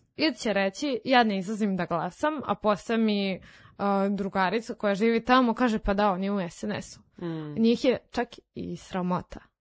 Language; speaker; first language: Serbian; non-native, local second language; Rusyn